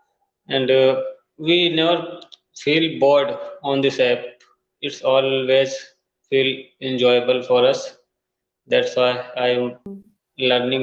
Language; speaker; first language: English; non-native, fluent; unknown